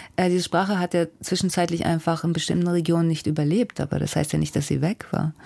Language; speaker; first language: German; early bilingual, other home language; Russian